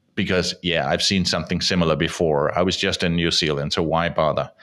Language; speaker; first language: English; non-native, fluent; Danish